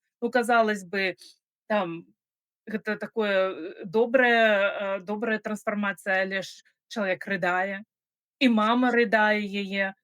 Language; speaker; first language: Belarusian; non-native, local second language; Russian